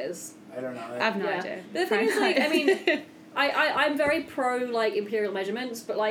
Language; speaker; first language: English; native; English